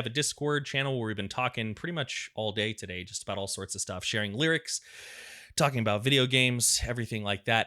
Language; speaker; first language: English; native; English